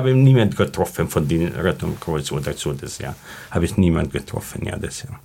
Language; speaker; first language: German; non-native, learner; Arabic